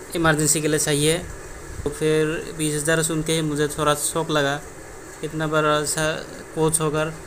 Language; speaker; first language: Hindi; non-native, local second language; Marathi